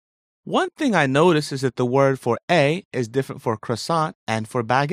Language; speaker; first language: English; native; English